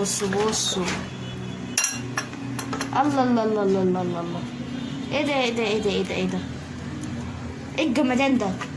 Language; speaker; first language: Arabic; native; Arabic